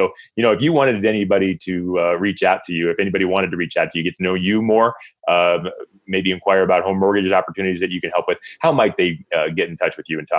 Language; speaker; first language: English; native; English